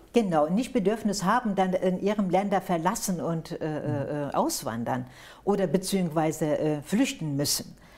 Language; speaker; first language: German; non-native, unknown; Turkish